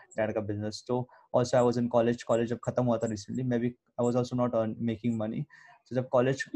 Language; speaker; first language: Hindi; native; Hindi